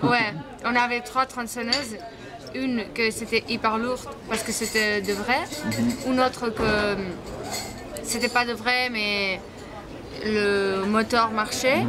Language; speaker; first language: French; non-native, fluent; Spanish